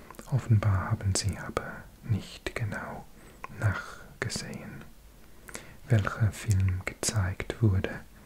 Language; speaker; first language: German; non-native, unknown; English